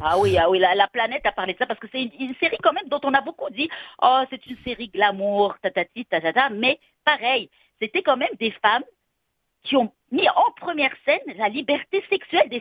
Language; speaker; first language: French; native; French